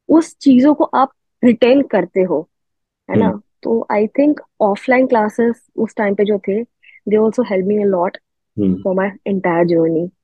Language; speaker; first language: Hindi; non-native, local second language; Gujarati